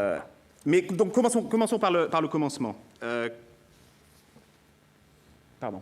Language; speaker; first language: French; native; French